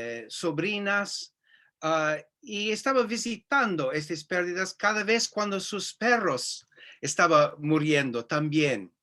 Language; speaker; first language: Spanish; non-native, fluent; English